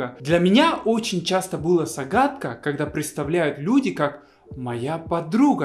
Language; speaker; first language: Russian; non-native, fluent; Spanish